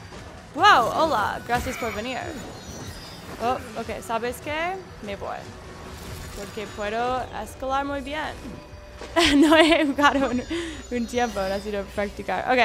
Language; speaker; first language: Spanish; non-native, learner; English